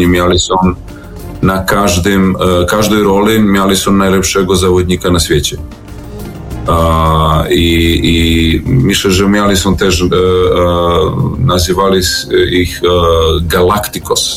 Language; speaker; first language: Polish; non-native, learner; Serbian